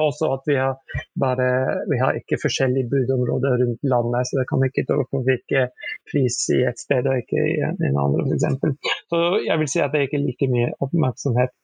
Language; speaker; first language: Norwegian; non-native, fluent; English